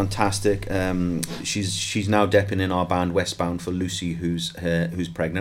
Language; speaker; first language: English; native; English